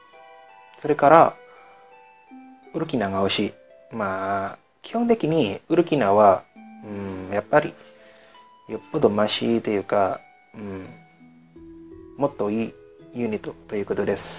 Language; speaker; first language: Japanese; non-native, learner; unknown